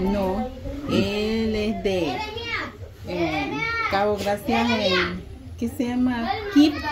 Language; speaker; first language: Spanish; non-native, local second language; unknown